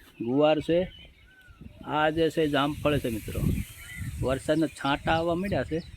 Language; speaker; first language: Gujarati; native; Gujarati